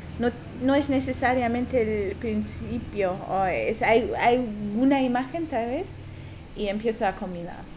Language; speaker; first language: Spanish; non-native, fluent; German